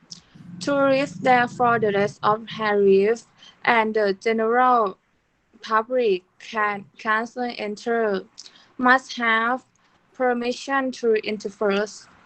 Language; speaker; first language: English; non-native, learner; Thai